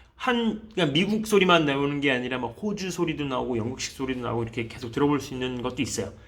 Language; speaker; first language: Korean; native; Korean